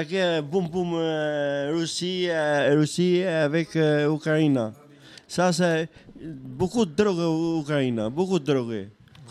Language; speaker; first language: French; non-native, learner; Albanian